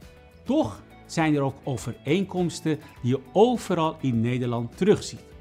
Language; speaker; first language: Dutch; non-native, fluent; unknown